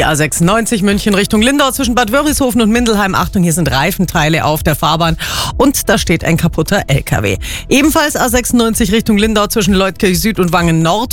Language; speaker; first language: German; native; German